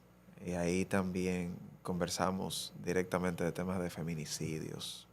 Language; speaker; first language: Spanish; native; Spanish